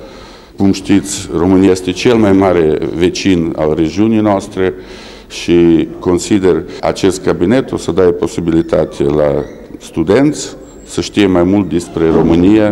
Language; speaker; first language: Romanian; early bilingual, heritage; Romanian